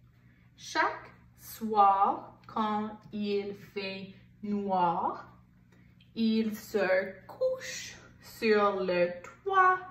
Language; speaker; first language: French; non-native, local second language; English